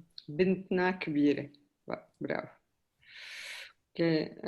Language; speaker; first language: Arabic; native; Arabic